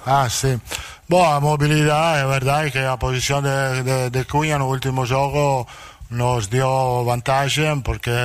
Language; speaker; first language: Portuguese; non-native, learner; Italian